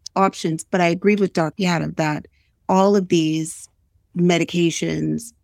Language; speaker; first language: English; native; English